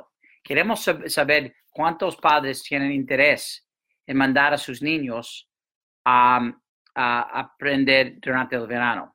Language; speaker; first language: Spanish; non-native, fluent; English